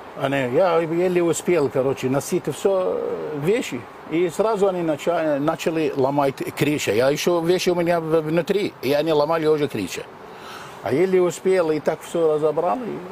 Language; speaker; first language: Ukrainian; non-native, learner; Arabic